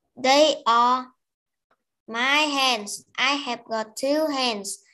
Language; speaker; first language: English; non-native, learner; Vietnamese